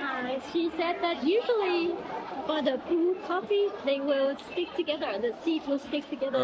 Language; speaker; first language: English; non-native, fluent; Vietnamese